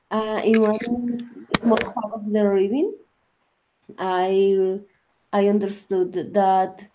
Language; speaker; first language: English; non-native, learner; Spanish